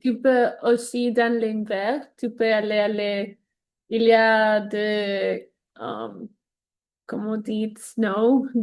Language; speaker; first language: French; non-native, learner; Spanish